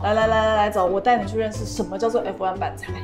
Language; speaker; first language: Chinese; native; Chinese